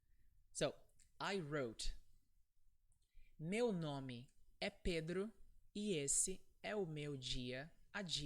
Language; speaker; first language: Portuguese; non-native, fluent; English